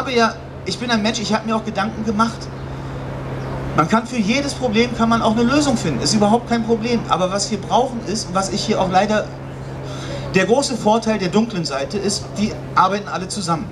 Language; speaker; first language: German; native; German